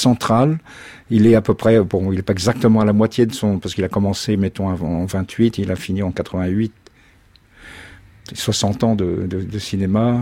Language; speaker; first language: French; native; French